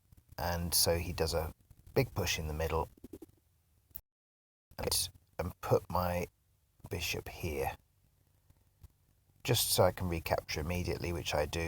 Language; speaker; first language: English; native; English